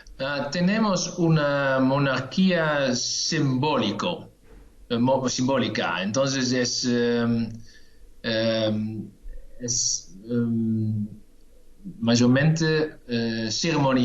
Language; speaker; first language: Spanish; non-native, fluent; Dutch